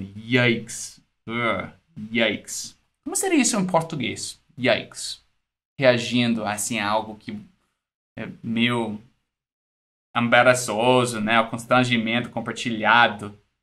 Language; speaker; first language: Portuguese; non-native, fluent; English